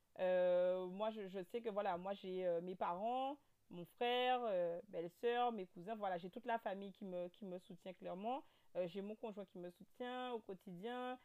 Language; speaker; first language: French; native; French